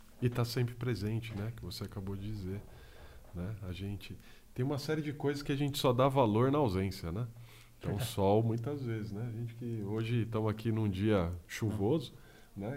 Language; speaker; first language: Portuguese; native; Portuguese